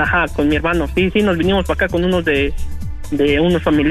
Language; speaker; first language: Spanish; native; Spanish